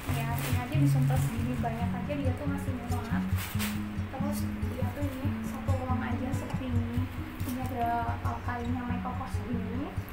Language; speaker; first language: Indonesian; non-native, local second language; Javanese